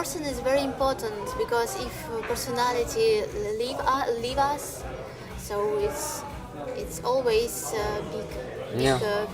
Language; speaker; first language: English; non-native, learner; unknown